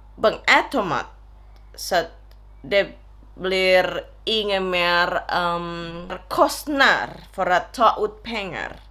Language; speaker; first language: Swedish; non-native, fluent; Indonesian